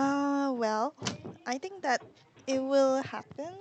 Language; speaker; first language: English; non-native, learner; Korean